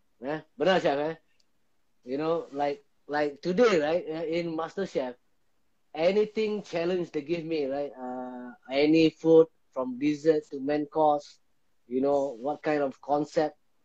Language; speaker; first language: English; non-native, local second language; Malay